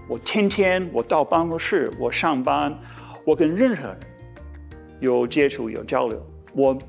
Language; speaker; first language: Chinese; non-native, fluent; English